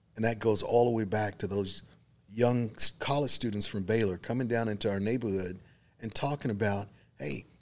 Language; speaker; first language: English; native; English